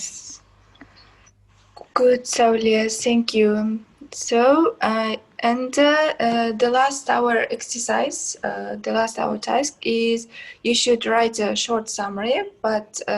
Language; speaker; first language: English; non-native, fluent; Kazakh